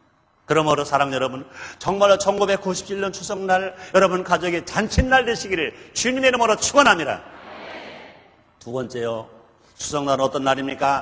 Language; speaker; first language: Korean; native; Korean